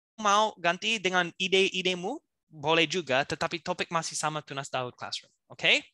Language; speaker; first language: Indonesian; non-native, fluent; English